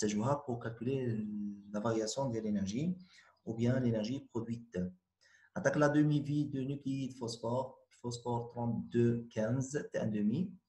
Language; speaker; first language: French; non-native, local second language; Arabic